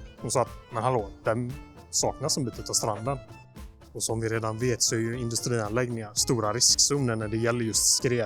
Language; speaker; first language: Swedish; native; Swedish